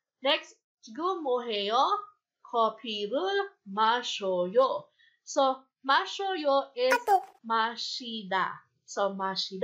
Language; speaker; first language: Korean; non-native, fluent; Filipino